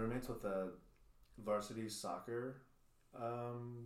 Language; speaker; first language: English; early bilingual, other home language; Chinese